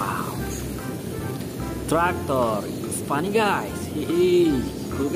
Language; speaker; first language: English; non-native, learner; Indonesian